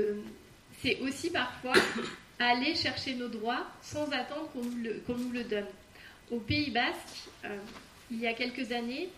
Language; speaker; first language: French; native; French